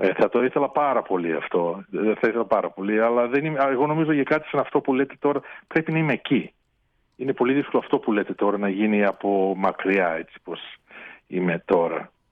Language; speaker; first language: Greek; early bilingual, heritage; Greek